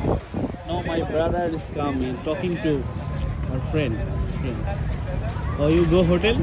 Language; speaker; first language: English; non-native, learner; Bangla